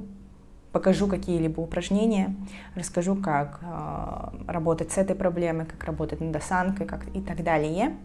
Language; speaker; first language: Russian; native; Russian